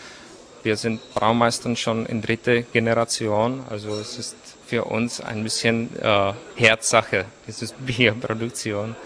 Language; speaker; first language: German; non-native, fluent; Czech